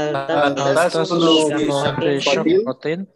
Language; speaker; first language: Arabic; non-native, learner; Indonesian